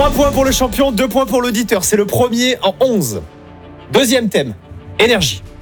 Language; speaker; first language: French; native; French